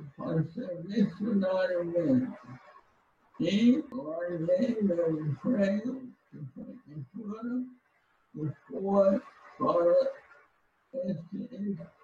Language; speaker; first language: Portuguese; non-native, learner; English